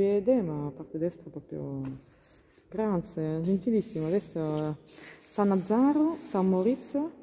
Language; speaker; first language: Italian; non-native, learner; Russian